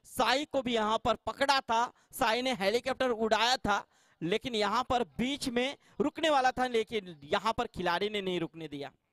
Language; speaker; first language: Hindi; non-native, local second language; Marathi